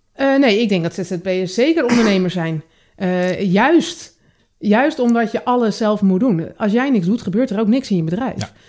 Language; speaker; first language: Dutch; native; Dutch